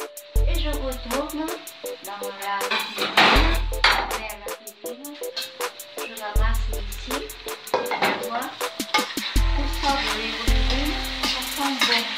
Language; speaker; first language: French; non-native, fluent; Vietnamese